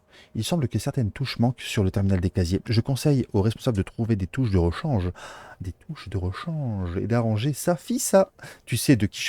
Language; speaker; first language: French; native; French